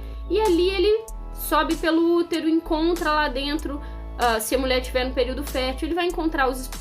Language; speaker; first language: Portuguese; native; Portuguese